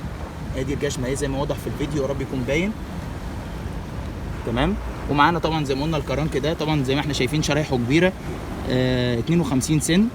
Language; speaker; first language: Arabic; native; Arabic